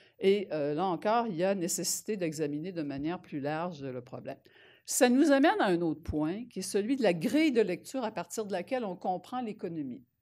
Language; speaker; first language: French; native; French